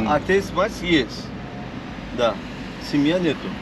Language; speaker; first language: Russian; non-native, local second language; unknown